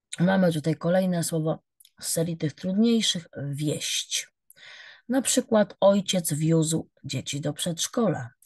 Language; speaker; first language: Polish; native; Polish